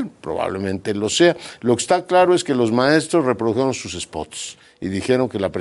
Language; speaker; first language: Spanish; native; Spanish